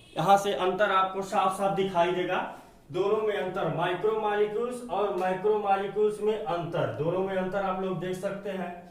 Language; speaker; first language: Hindi; native; Hindi